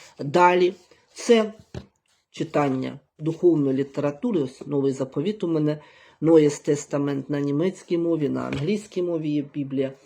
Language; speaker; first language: Ukrainian; native; Ukrainian